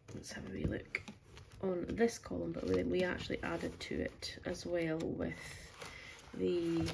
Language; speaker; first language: English; native; English